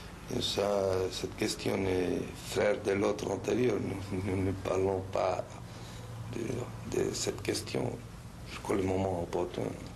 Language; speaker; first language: French; non-native, local second language; Spanish